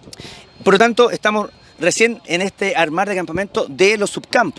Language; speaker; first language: Spanish; native; Spanish